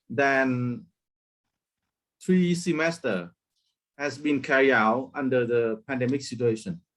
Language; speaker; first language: English; non-native, learner; Vietnamese